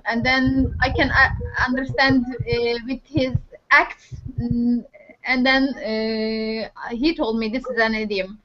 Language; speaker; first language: English; non-native, learner; Turkish